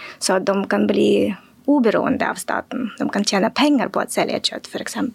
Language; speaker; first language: Norwegian; non-native, fluent; Russian